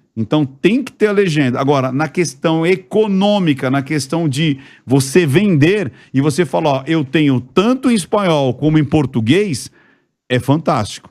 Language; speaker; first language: Portuguese; native; Portuguese